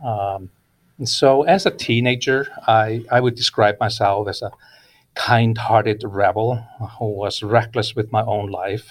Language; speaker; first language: English; non-native, fluent; Icelandic